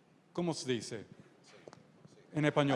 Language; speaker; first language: Spanish; early bilingual, heritage; Spanish